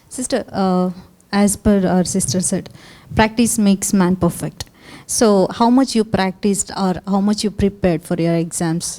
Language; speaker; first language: English; non-native, local second language; Kannada